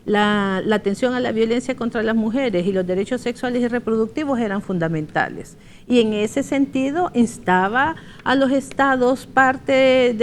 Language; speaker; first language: Spanish; native; Spanish